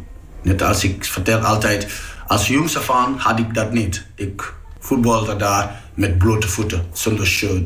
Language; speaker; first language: Dutch; non-native, fluent; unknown